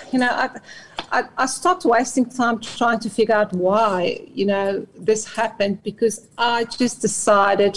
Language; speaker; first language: English; non-native, local second language; Afrikaans